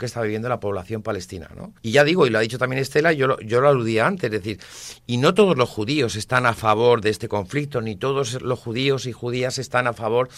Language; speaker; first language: Spanish; native; Spanish